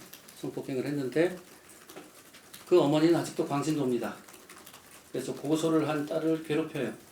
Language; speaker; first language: Korean; native; Korean